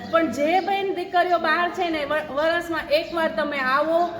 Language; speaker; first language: Gujarati; native; Gujarati